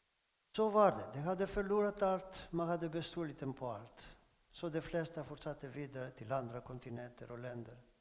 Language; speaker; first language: Swedish; non-native, fluent; Greek